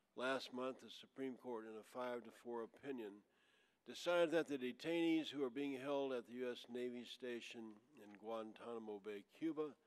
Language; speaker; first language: English; native; English